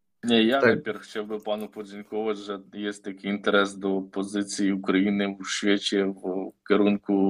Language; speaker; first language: Polish; non-native, learner; Ukrainian